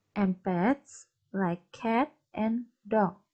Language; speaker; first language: English; non-native, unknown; Indonesian